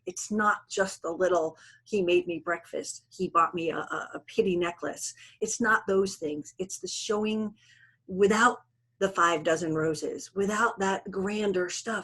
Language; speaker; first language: English; native; English